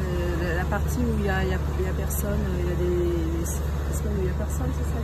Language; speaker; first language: French; native; French